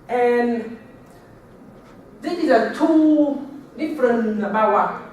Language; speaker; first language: English; non-native, learner; Vietnamese